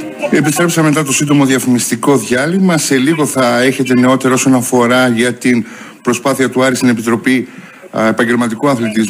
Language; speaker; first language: Greek; native; Greek